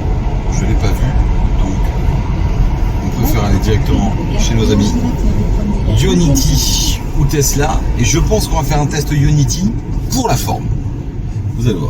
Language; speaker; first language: French; native; French